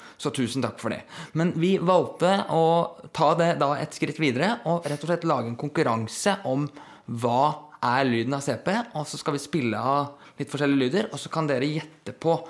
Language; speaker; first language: Norwegian; native; Norwegian